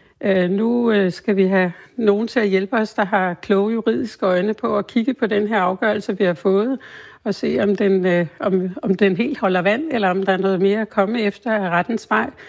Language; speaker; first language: Danish; native; Danish